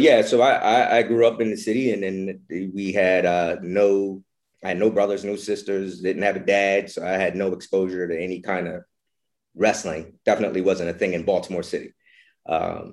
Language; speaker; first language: English; native; English